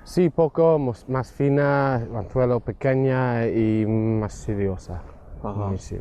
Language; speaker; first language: Spanish; non-native, learner; English